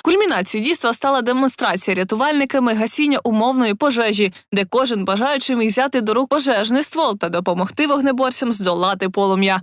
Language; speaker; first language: Ukrainian; native; Ukrainian